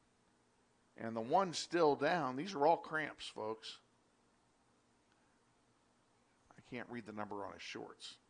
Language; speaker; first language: English; native; English